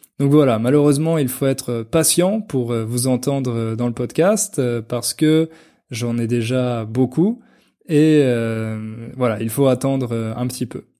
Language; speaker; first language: French; native; French